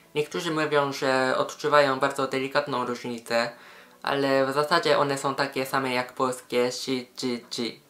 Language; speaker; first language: Polish; non-native, fluent; Japanese